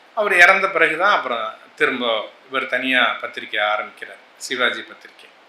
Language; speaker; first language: Tamil; native; Tamil